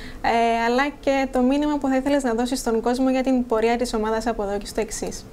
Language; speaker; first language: Greek; native; Greek